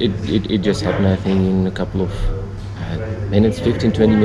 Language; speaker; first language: English; non-native, local second language; Urdu